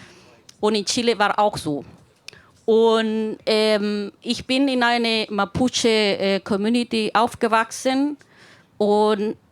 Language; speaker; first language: German; non-native, fluent; Spanish